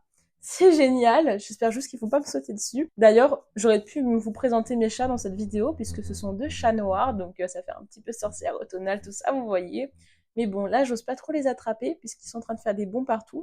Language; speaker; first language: French; native; French